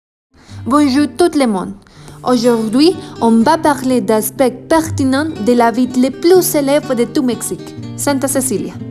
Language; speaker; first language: French; non-native, learner; Spanish